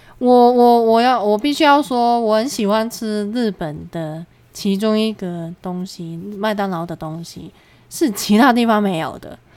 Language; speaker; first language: Chinese; non-native, local second language; Cantonese